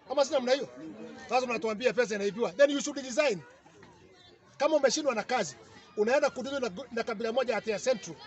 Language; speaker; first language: Swahili; non-native, local second language; Kikuyu